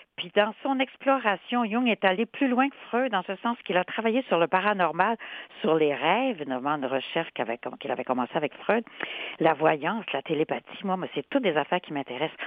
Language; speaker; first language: French; native; French